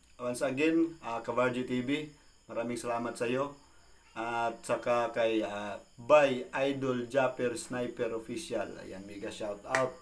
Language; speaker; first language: Filipino; non-native, local second language; Cebuano